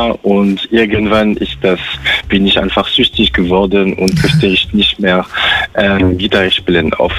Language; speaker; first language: German; non-native, fluent; French